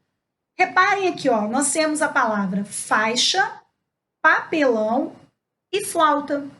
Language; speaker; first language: Portuguese; native; Portuguese